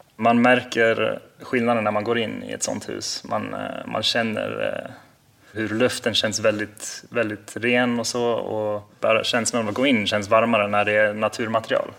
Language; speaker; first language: Swedish; early bilingual, heritage; Swedish